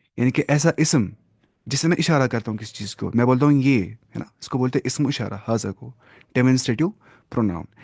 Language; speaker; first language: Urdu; non-native, local second language; Kashmiri